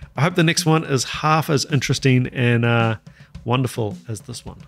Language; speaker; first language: English; native; English